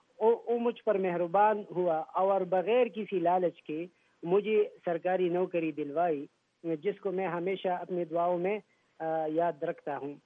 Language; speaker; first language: Urdu; non-native, local second language; Pashto